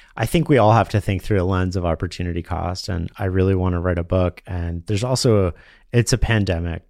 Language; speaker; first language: English; native; English